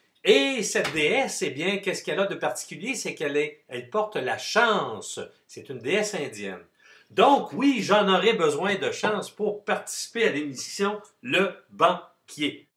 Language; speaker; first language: French; native; French